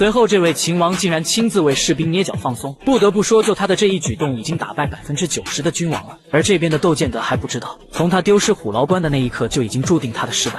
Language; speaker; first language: Chinese; native; Chinese